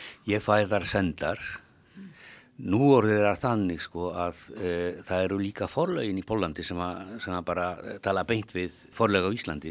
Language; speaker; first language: Icelandic; non-native, fluent; Polish